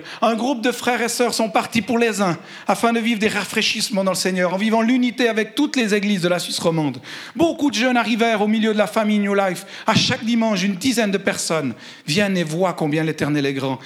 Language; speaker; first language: French; native; French